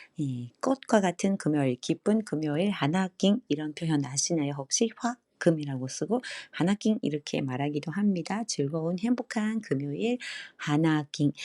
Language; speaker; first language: Korean; non-native, fluent; Japanese